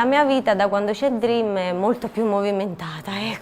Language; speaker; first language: Italian; native; Italian